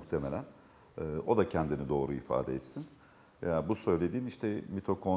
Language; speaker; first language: Turkish; native; Turkish